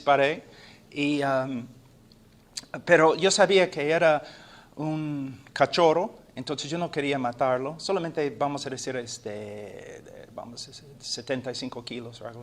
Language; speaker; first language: Spanish; non-native, fluent; English